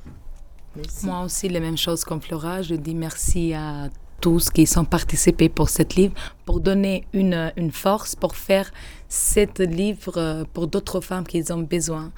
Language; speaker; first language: French; non-native, learner; Albanian